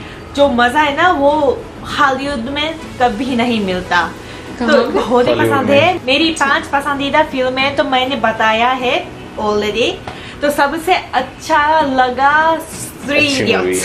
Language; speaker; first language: Hindi; non-native, fluent; Japanese